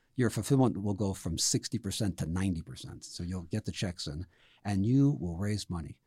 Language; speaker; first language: English; native; English